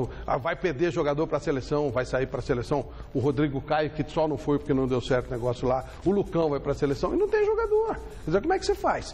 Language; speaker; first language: Portuguese; native; Portuguese